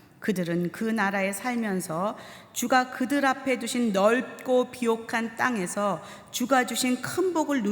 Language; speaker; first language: Korean; native; Korean